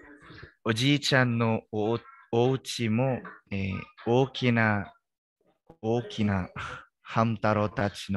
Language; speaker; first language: Japanese; non-native, learner; English